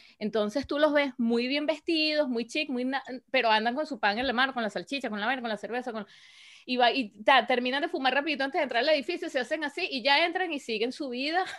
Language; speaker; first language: Spanish; native; Spanish